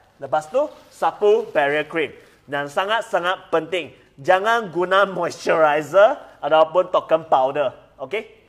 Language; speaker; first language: Malay; non-native, local second language; Chinese